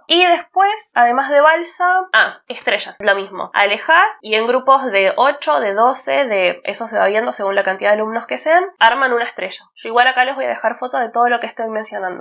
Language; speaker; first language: Spanish; native; Spanish